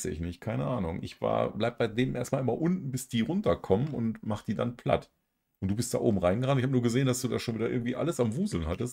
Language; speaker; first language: German; native; German